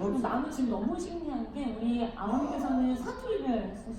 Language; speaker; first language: Korean; native; Korean